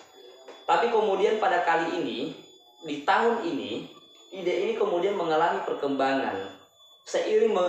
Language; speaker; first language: Indonesian; native; Indonesian